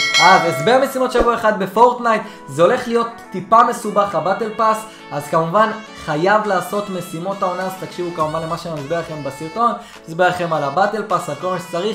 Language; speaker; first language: Hebrew; native; Hebrew